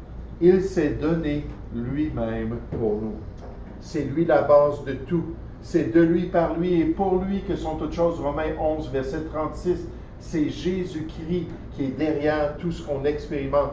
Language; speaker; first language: French; native; French